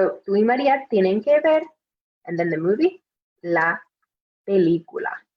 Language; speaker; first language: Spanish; non-native, fluent; English